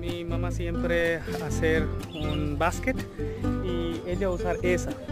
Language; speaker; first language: Spanish; non-native, learner; Hindi